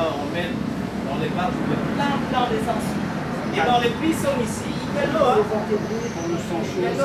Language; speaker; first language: French; non-native, learner; Indonesian